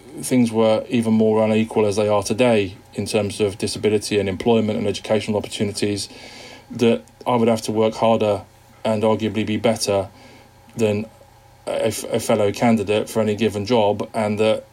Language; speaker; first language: English; native; English